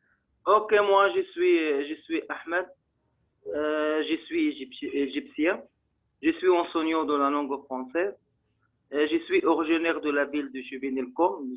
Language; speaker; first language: French; non-native, fluent; Arabic